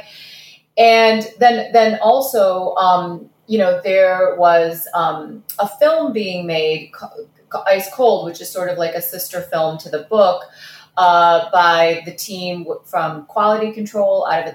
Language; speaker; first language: English; early bilingual, other home language; Russian